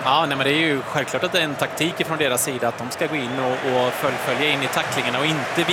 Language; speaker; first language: Swedish; native; Swedish